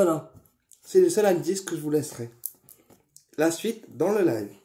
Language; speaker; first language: French; native; French